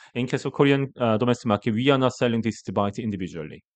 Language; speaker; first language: English; non-native, learner; Korean